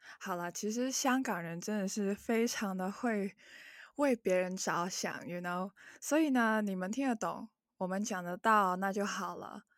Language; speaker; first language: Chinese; non-native, local second language; Cantonese